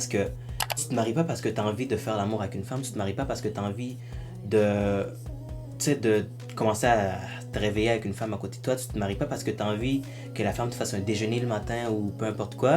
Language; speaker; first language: French; native; French